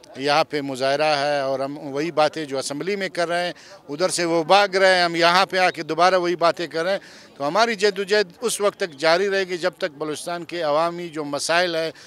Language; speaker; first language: Urdu; non-native, local second language; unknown